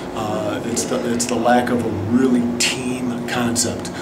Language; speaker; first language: English; native; English